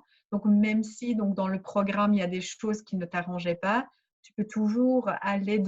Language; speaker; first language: French; early bilingual, other home language; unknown